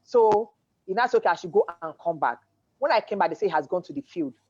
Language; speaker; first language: English; non-native, local second language; Yoruba